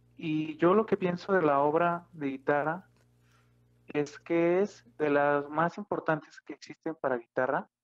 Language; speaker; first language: Spanish; native; Spanish